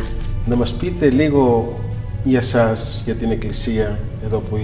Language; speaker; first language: Greek; non-native, fluent; Bulgarian